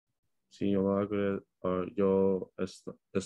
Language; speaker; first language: Spanish; non-native, learner; English